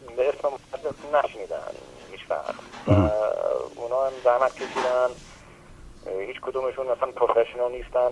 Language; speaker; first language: Persian; early bilingual, heritage; Persian